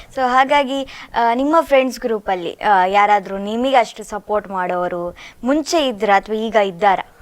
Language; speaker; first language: Kannada; native; Kannada